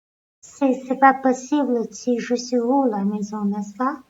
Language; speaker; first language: French; non-native, learner; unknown